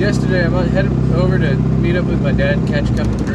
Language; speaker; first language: English; native; English